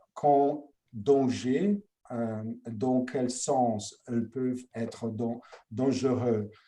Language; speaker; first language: French; non-native, fluent; Polish